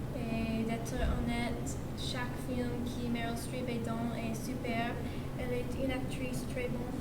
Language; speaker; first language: French; non-native, learner; English